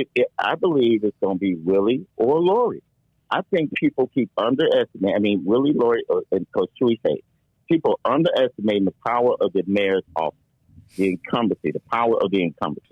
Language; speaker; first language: English; native; English